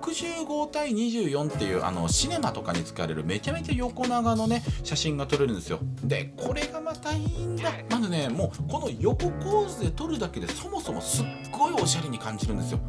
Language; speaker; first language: Japanese; native; Japanese